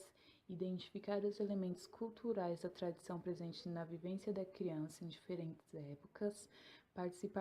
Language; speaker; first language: Portuguese; native; Portuguese